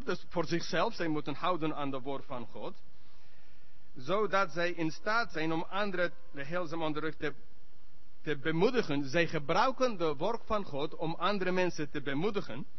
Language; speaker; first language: Dutch; non-native, learner; English